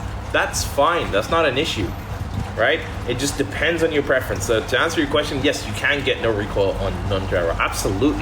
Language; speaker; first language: English; native; English